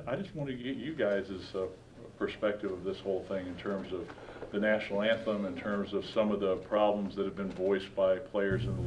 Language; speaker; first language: English; native; English